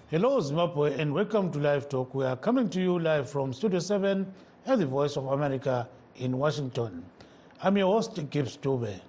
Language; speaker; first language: English; non-native, local second language; North Ndebele